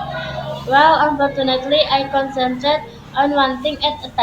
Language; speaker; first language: English; non-native, learner; Indonesian